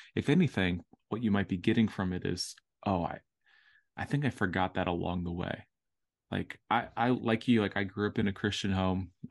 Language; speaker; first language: English; native; English